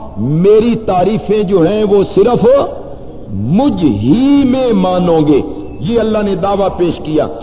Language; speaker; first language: Urdu; non-native, local second language; Punjabi